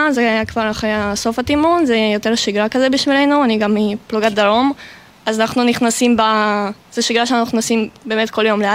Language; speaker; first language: Hebrew; non-native, fluent; Russian